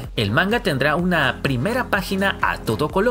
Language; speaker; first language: Spanish; native; Spanish